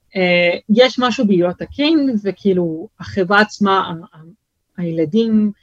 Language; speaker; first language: Hebrew; early bilingual, other home language; French